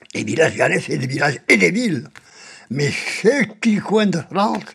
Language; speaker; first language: French; non-native, fluent; Spanish